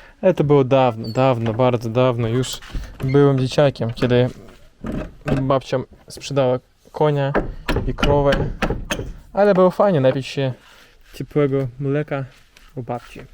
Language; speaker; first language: Polish; non-native, learner; Russian